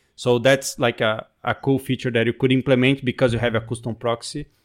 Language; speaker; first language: English; non-native, fluent; Portuguese